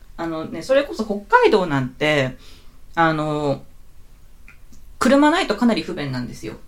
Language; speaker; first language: Japanese; native; Japanese